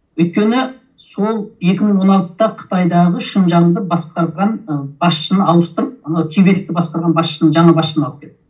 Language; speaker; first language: Kazakh; early bilingual, heritage; Kazakh